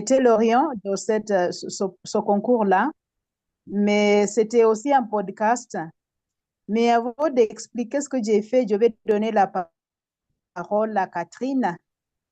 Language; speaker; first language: French; non-native, fluent; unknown